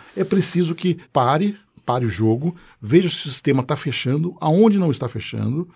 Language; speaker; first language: Portuguese; native; Portuguese